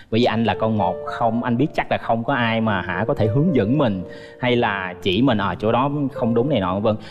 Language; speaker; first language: Vietnamese; native; Vietnamese